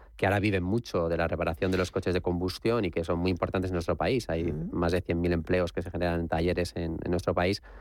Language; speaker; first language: Spanish; native; Spanish